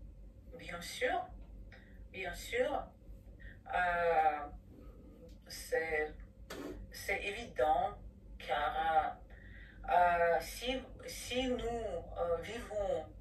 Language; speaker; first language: French; non-native, fluent; Ukrainian